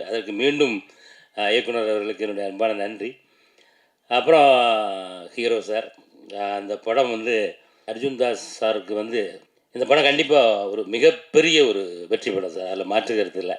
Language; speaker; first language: Tamil; native; Tamil